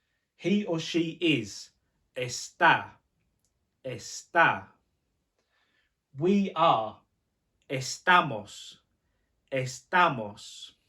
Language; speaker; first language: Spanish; non-native, fluent; English